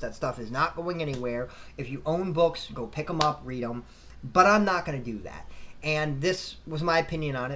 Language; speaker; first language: English; native; English